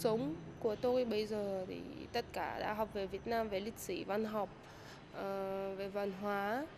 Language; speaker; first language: Vietnamese; non-native, fluent; Russian